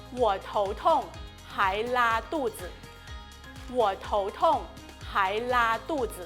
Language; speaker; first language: Chinese; non-native, learner; Thai